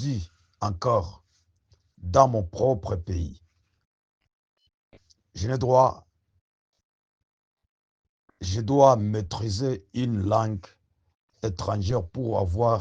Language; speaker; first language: French; non-native, local second language; Swahili